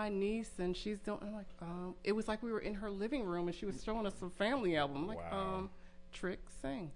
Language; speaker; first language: English; native; English